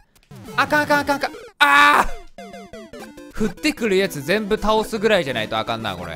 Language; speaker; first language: Japanese; native; Japanese